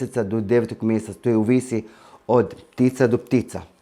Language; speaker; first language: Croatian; non-native, fluent; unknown